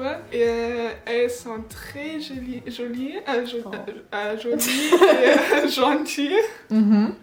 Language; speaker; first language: French; non-native, learner; German